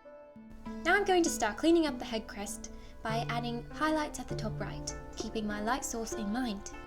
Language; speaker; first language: English; native; English